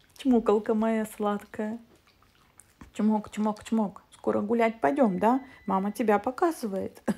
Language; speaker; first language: Russian; native; Russian